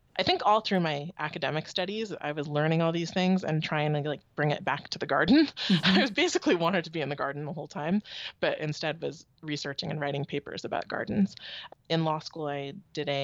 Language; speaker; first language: English; native; English